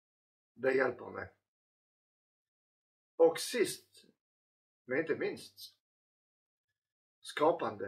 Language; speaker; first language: Swedish; non-native, fluent; French